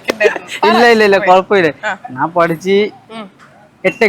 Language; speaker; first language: Malayalam; non-native, local second language; Odia